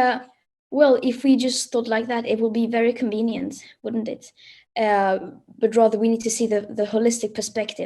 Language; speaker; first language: English; non-native, fluent; Swedish